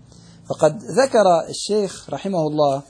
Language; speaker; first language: Arabic; native; Arabic